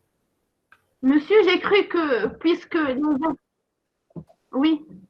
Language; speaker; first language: French; non-native, local second language; Arabic